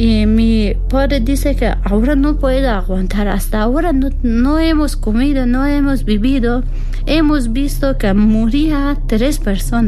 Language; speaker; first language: Spanish; non-native, learner; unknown